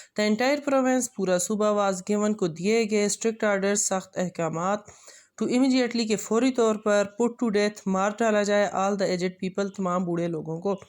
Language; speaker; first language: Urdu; non-native, local second language; Pashto